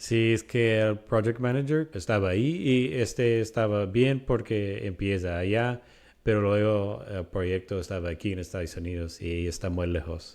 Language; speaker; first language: Spanish; non-native, fluent; English